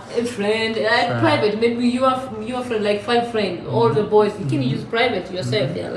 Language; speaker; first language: English; non-native, local second language; Swahili